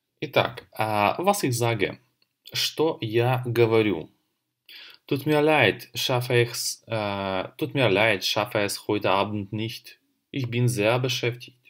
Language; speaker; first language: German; non-native, fluent; Russian